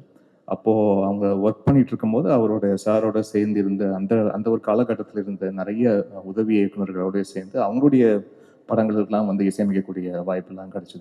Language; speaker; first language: Tamil; native; Tamil